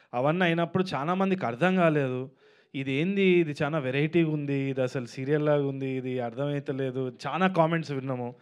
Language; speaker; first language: Telugu; native; Telugu